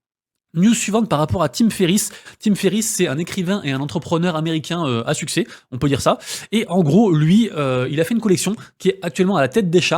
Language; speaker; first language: French; native; French